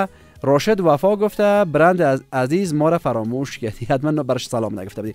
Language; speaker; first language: Persian; native; Persian